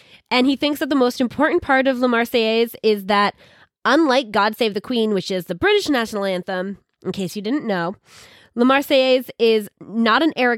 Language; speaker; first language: English; native; English